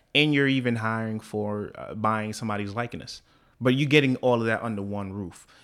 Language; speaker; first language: English; early bilingual, other home language; Haitian Creole